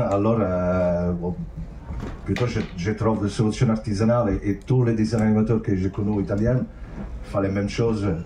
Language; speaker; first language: French; non-native, fluent; Italian